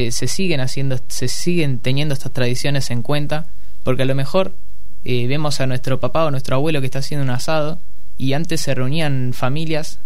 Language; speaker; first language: Spanish; native; Spanish